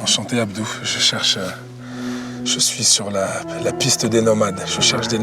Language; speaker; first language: French; native; French